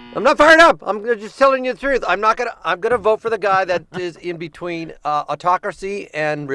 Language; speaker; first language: English; native; English